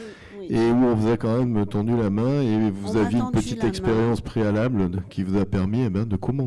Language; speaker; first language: French; native; French